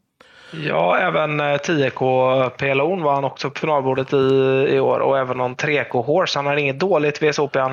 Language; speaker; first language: Swedish; native; Swedish